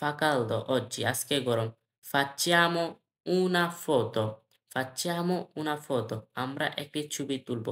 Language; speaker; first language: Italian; non-native, learner; Bangla